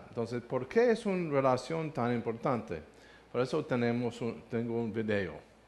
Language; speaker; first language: Spanish; non-native, learner; English